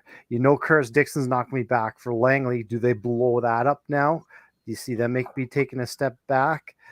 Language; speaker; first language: English; native; English